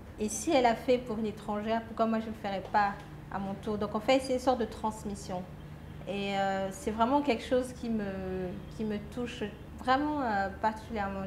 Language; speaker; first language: French; non-native, local second language; Lingala